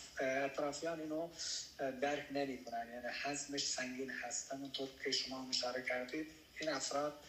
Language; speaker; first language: Persian; non-native, local second language; Baluchi